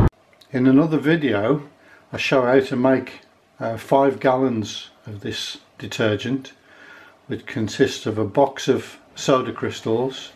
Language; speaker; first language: English; native; English